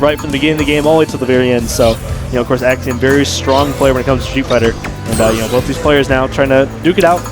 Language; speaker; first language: English; native; English